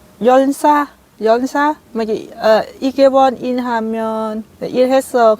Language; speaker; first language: Korean; non-native, learner; Lao